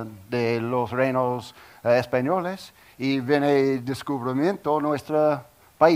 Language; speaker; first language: Spanish; non-native, learner; English